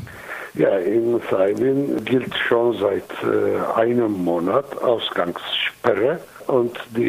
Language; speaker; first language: German; non-native, fluent; Kurdish